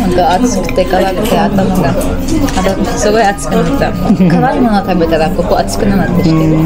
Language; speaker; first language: Japanese; native; Japanese